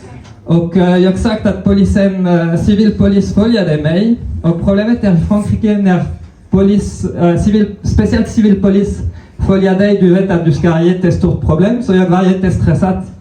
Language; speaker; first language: Swedish; non-native, fluent; French